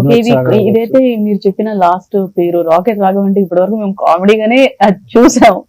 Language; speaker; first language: Telugu; native; Telugu